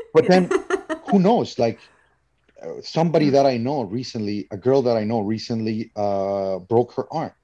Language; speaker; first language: English; non-native, fluent; Spanish